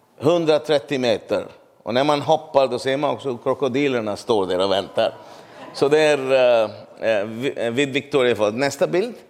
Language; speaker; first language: Swedish; non-native, fluent; Urdu